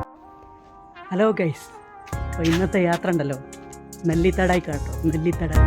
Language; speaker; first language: Malayalam; native; Malayalam